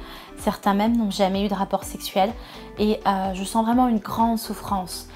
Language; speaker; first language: French; native; French